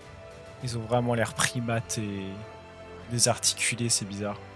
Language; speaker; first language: French; native; French